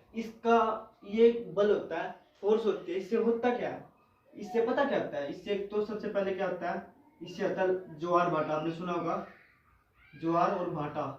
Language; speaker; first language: Hindi; native; Hindi